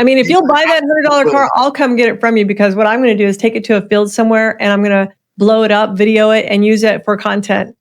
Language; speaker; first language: English; native; English